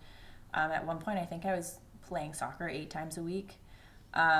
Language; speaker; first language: English; native; English